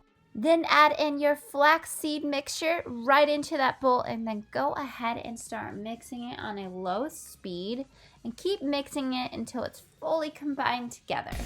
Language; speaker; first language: English; native; English